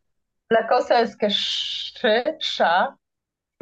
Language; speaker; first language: Spanish; non-native, learner; Polish